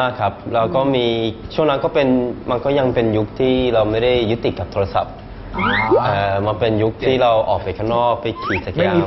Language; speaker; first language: Thai; non-native, fluent; Swedish